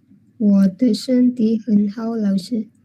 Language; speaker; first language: Chinese; non-native, learner; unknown